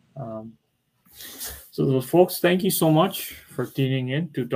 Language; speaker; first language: English; non-native, local second language; Bangla